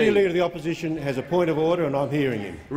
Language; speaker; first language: English; native; English